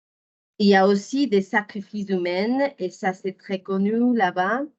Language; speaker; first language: French; non-native, fluent; Spanish